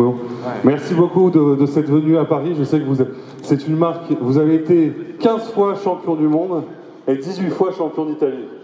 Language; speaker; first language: French; native; French